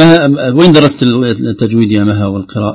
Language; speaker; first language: Arabic; native; Arabic